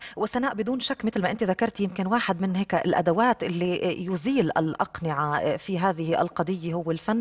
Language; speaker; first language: Arabic; native; Arabic